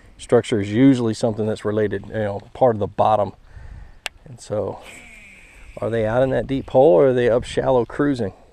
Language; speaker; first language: English; native; English